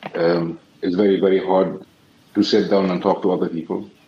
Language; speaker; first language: English; non-native, fluent; Arabic